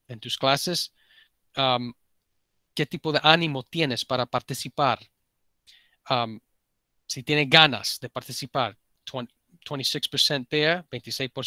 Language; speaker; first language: Spanish; early bilingual, heritage; Spanish